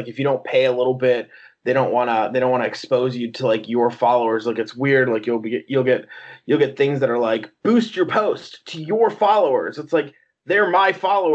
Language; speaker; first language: English; native; English